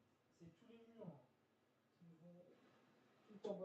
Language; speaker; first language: French; native; French